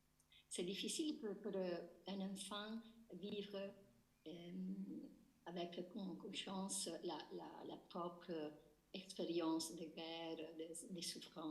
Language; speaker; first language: French; non-native, learner; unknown